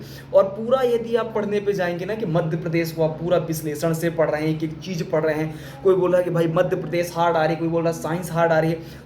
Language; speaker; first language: Hindi; native; Hindi